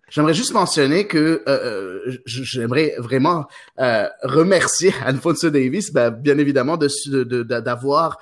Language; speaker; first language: French; non-native, local second language; Arabic